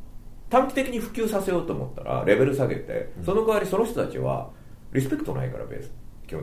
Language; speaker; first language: Japanese; native; Japanese